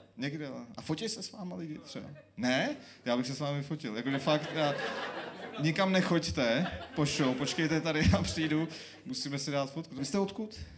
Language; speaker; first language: Czech; early bilingual, other home language; Armenian